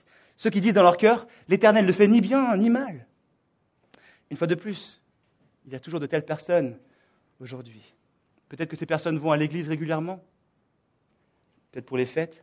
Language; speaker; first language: French; native; French